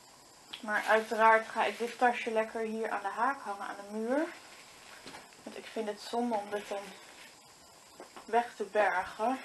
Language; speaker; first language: Dutch; native; Dutch